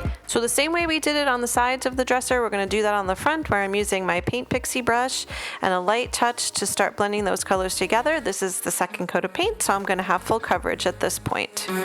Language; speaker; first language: English; native; English